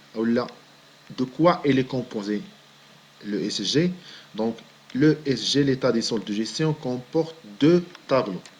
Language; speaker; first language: French; non-native, local second language; Arabic